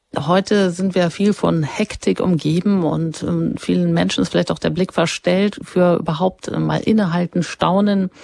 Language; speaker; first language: German; native; German